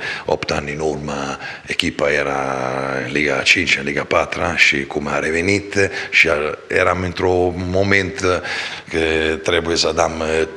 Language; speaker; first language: Romanian; non-native, fluent; Italian